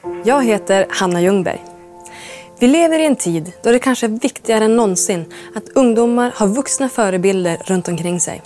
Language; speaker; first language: Swedish; native; Swedish